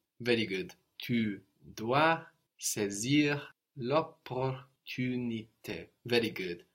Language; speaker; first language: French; non-native, fluent; English